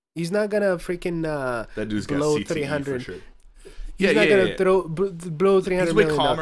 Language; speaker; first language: English; early bilingual, other home language; Spanish